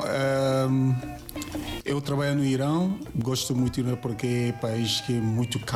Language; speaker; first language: Portuguese; non-native, learner; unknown